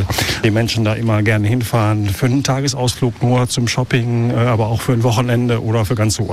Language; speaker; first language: German; native; German